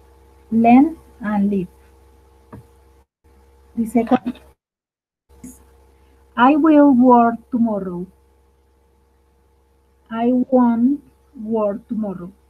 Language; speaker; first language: English; non-native, learner; Spanish